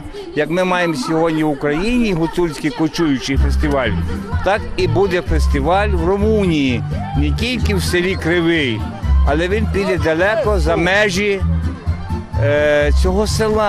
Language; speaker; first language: Ukrainian; native; Ukrainian